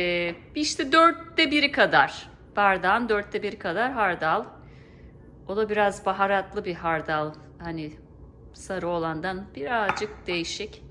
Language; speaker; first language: Turkish; native; Turkish